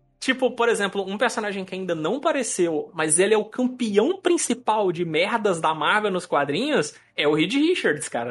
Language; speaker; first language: Portuguese; native; Portuguese